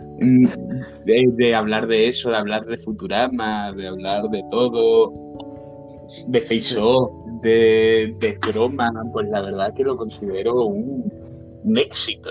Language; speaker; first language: Spanish; native; Spanish